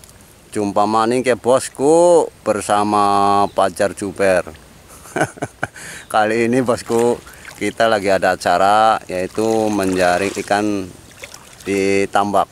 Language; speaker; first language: Indonesian; native; Indonesian